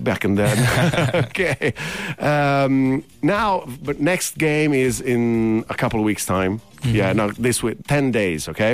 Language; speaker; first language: English; non-native, fluent; Italian